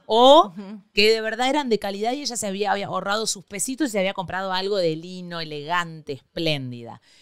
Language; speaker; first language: Spanish; native; Spanish